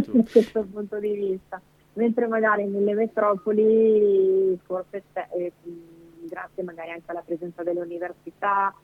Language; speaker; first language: Italian; native; Italian